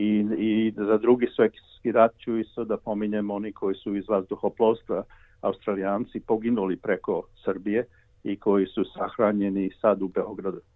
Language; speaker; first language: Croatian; early bilingual, heritage; Croatian